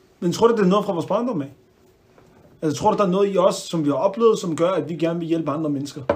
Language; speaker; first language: Danish; early bilingual, other home language; Arabic